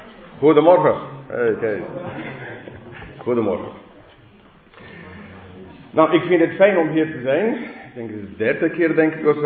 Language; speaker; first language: Dutch; non-native, fluent; English